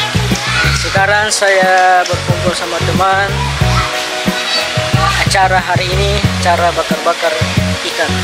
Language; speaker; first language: Indonesian; non-native, local second language; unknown